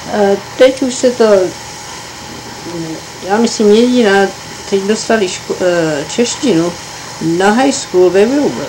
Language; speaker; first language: Czech; early bilingual, heritage; Czech